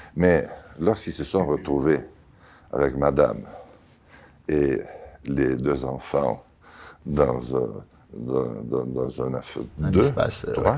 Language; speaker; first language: French; non-native, local second language; Occitan